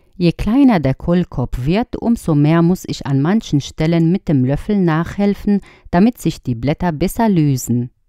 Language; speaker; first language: German; non-native, fluent; Arabic